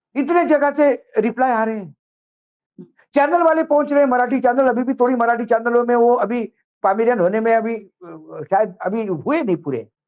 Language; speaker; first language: Hindi; non-native, local second language; Marathi